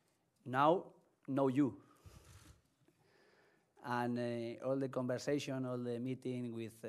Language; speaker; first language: English; non-native, learner; Spanish